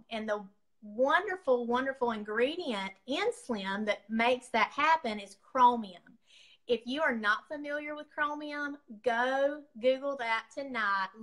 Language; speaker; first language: English; native; English